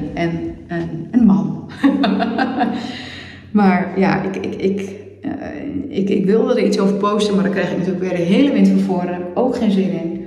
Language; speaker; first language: Dutch; native; Dutch